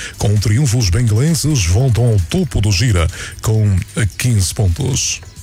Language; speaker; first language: Portuguese; native; Portuguese